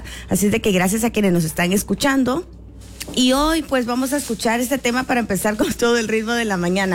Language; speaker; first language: Spanish; native; Spanish